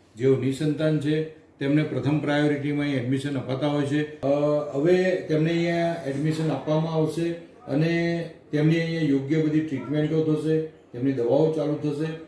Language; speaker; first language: Gujarati; native; Gujarati